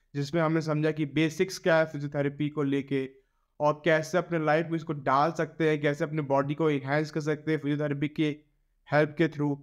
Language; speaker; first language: Hindi; native; Hindi